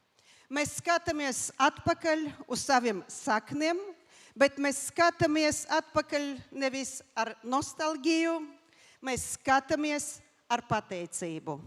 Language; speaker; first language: Latvian; non-native, local second language; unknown